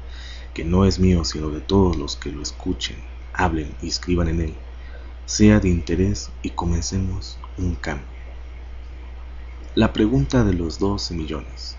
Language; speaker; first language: Spanish; native; Spanish